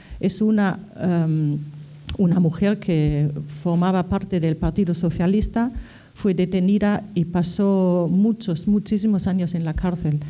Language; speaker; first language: Spanish; non-native, fluent; German